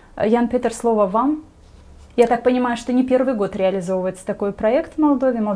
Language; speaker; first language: Russian; non-native, local second language; Gagauz